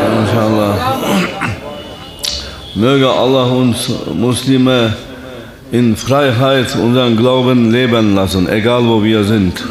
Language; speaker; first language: German; non-native, fluent; Turkish